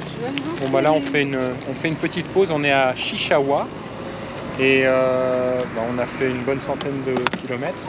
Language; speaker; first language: French; native; French